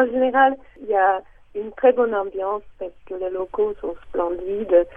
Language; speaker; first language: French; non-native, fluent; Czech